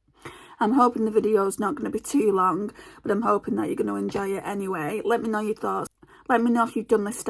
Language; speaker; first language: English; native; English